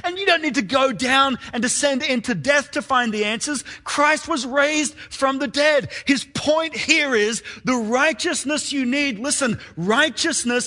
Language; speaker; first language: English; native; English